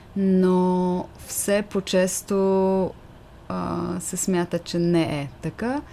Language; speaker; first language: Bulgarian; non-native, fluent; Polish